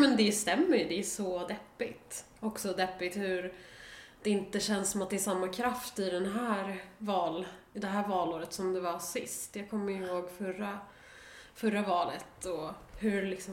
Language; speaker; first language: Swedish; native; Swedish